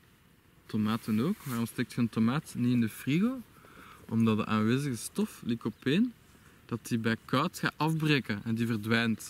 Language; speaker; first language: Dutch; native; Dutch